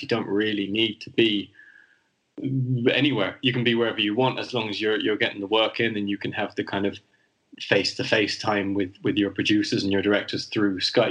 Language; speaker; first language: English; native; English